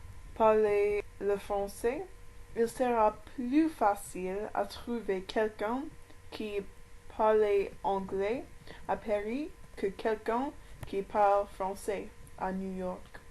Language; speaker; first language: French; non-native, learner; English